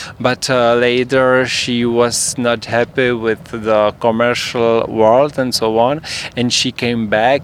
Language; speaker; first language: English; non-native, fluent; Czech